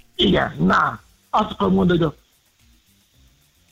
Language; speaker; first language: Hungarian; non-native, learner; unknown